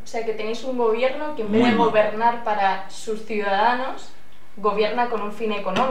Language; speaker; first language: Spanish; non-native, fluent; Portuguese